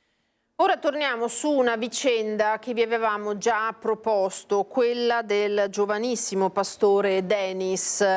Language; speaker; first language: Italian; native; Italian